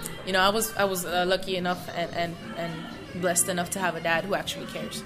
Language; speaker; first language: English; non-native, fluent; Spanish